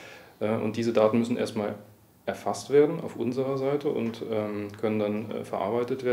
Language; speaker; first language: German; native; German